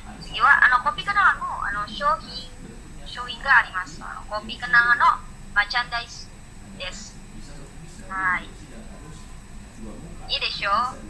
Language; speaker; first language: Japanese; non-native, learner; Indonesian